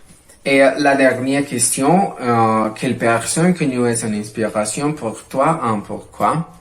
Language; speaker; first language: French; non-native, learner; Spanish